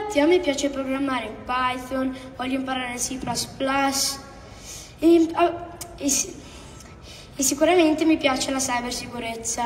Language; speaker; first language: Italian; early bilingual, heritage; English